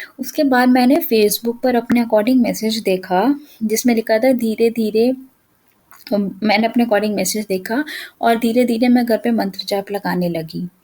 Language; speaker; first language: Hindi; native; Hindi